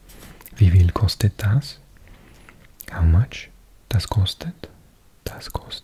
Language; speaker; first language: German; non-native, learner; English